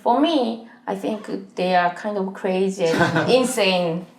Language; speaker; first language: English; non-native, learner; Korean